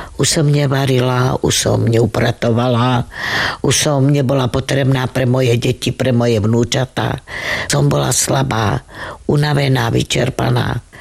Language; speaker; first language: Slovak; non-native, local second language; Romany